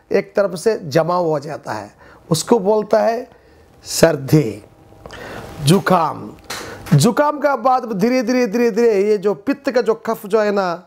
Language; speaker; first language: Hindi; non-native, local second language; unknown